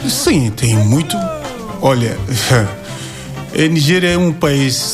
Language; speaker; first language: Portuguese; non-native, learner; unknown